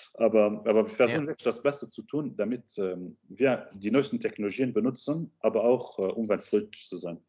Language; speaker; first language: German; non-native, local second language; Arabic